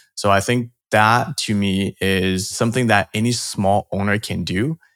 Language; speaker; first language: English; early bilingual, other home language; Chinese